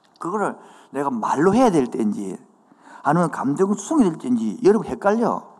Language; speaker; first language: Korean; native; Korean